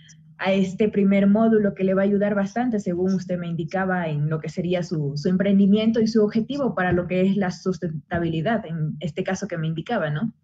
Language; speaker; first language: Spanish; native; Spanish